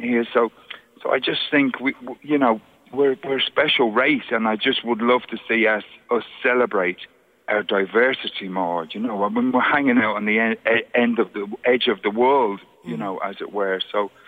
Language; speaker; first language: English; native; English